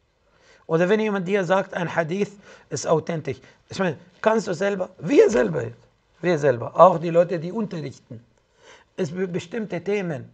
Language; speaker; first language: German; non-native, fluent; Arabic